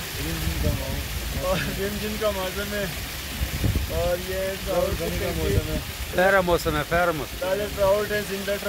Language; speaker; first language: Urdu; non-native, local second language; Pashto